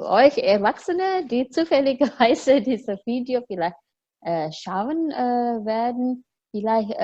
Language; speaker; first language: German; non-native, fluent; Indonesian